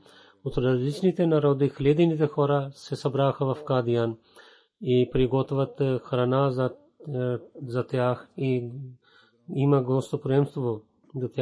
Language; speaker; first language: Bulgarian; non-native, learner; Urdu